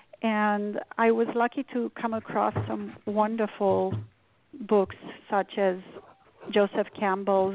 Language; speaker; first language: English; non-native, fluent; Romanian